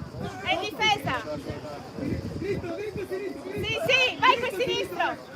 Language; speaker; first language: Italian; native; Italian